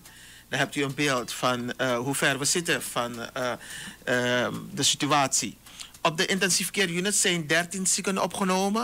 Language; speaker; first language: Dutch; native; Dutch